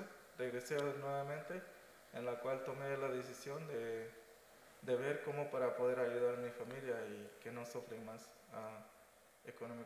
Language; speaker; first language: Spanish; non-native, local second language; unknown